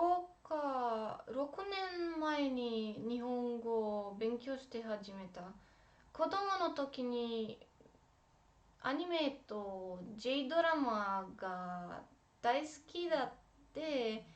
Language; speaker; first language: Japanese; non-native, learner; Romanian